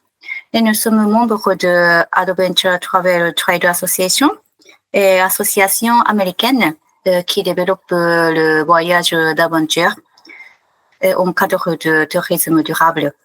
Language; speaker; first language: French; non-native, fluent; Japanese